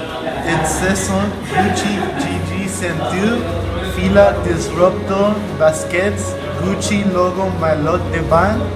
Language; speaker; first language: French; non-native, learner; Spanish